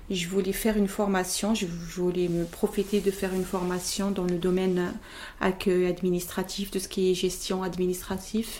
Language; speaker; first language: French; non-native, local second language; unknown